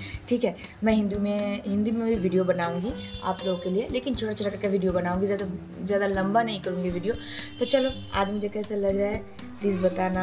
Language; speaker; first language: Hindi; non-native, local second language; Bangla